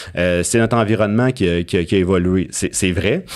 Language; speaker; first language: French; native; French